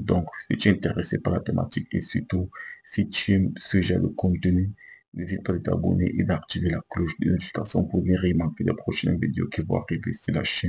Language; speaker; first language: French; native; French